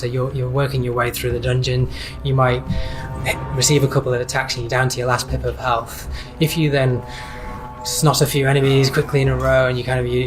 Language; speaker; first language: English; native; English